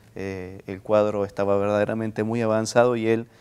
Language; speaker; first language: Spanish; native; Spanish